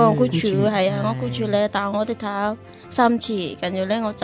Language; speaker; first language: Chinese; non-native, learner; Indonesian